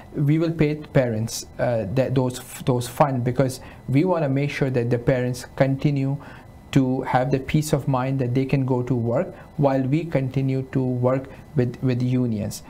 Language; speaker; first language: English; non-native, local second language; Hindi